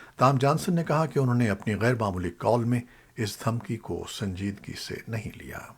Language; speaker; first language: Urdu; native; Urdu